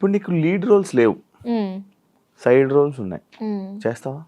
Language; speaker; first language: Telugu; native; Telugu